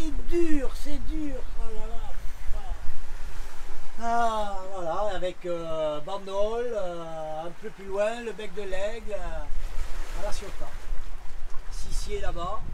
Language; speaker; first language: French; native; French